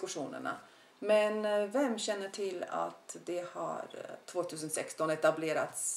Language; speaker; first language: Swedish; non-native, fluent; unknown